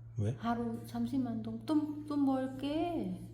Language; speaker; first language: Korean; non-native, learner; Vietnamese